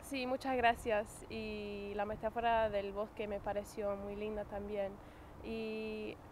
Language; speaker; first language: Spanish; non-native, fluent; English